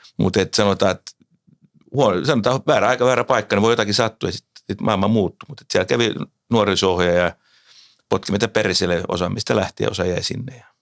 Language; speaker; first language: Finnish; native; Finnish